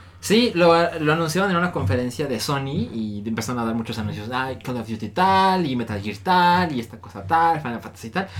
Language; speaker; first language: Spanish; native; Spanish